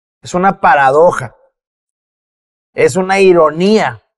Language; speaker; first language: Spanish; native; Spanish